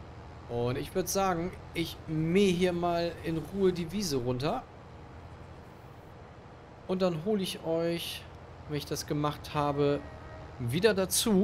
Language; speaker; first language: German; native; German